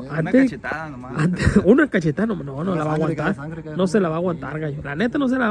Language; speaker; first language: Spanish; native; Spanish